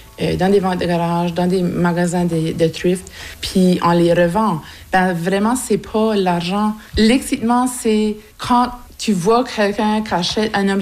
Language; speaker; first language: French; native; French